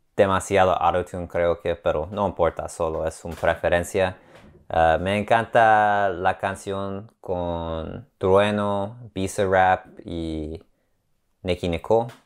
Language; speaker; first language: Spanish; non-native, learner; English